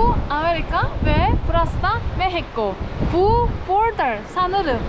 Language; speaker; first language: Turkish; non-native, learner; Korean